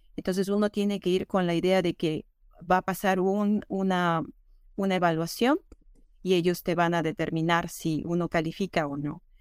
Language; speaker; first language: Spanish; native; Spanish